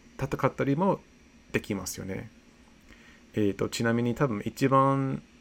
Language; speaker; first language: Japanese; non-native, fluent; English